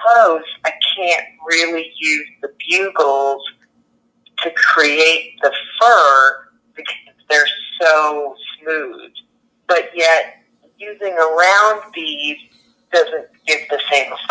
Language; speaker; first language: English; native; English